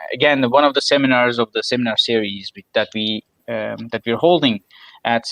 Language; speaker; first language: English; non-native, fluent; Turkish